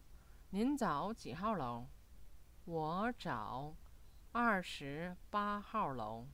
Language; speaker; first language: Chinese; non-native, fluent; Korean